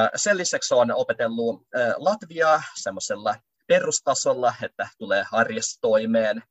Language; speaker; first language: Finnish; early bilingual, other home language; Russian